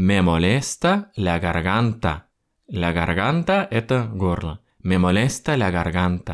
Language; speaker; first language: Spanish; non-native, fluent; Russian